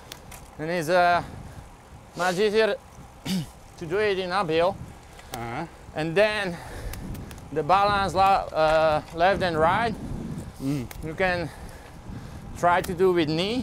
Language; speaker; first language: English; non-native, fluent; Slovak